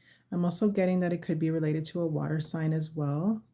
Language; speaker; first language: English; native; English